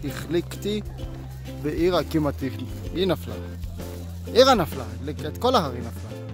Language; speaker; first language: Hebrew; non-native, fluent; Japanese